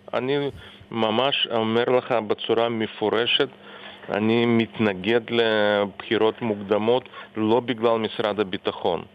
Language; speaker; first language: Hebrew; non-native, fluent; Russian